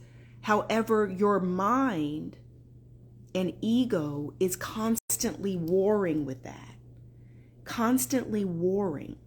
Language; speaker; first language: English; native; English